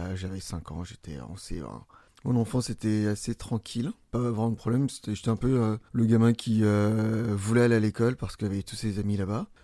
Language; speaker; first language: French; early bilingual, other home language; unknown